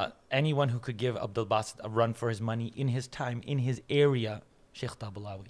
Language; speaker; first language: English; native; English